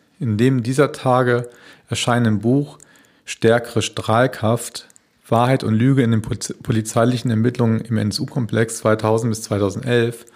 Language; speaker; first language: German; native; German